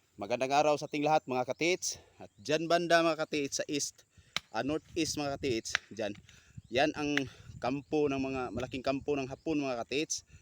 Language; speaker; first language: Filipino; non-native, local second language; Cebuano